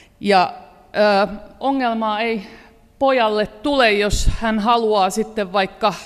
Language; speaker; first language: Finnish; native; Finnish